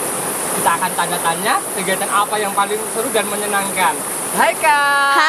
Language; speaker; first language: Indonesian; native; Indonesian